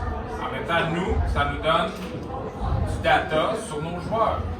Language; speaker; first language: French; native; French